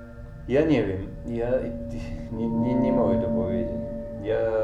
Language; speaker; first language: Polish; non-native, learner; German